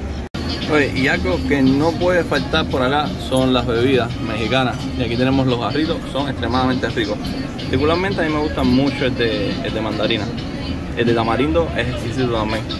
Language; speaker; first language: Spanish; native; Spanish